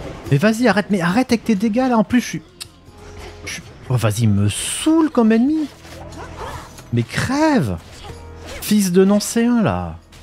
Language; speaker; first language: French; native; French